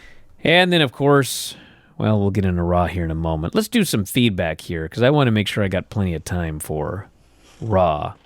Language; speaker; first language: English; native; English